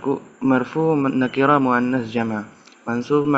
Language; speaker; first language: Arabic; non-native, learner; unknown